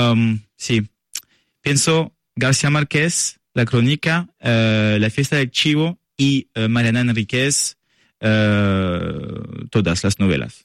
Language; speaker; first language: Spanish; non-native, learner; French